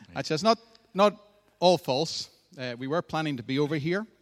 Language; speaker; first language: English; native; English